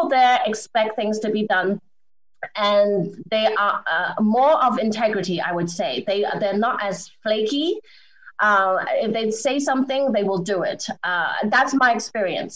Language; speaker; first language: English; native; English